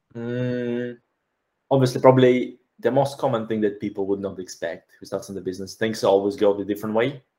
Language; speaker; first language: English; non-native, fluent; Russian